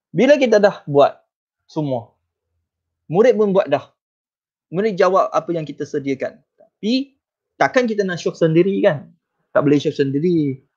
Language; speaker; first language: Malay; non-native, local second language; Chinese